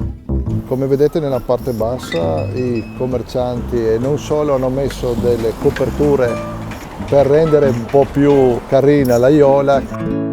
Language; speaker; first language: Italian; native; Italian